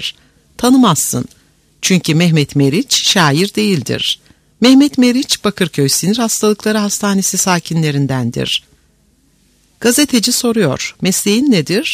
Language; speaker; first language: Turkish; native; Turkish